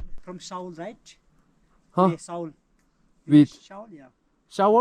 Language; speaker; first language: English; non-native, learner; Nepali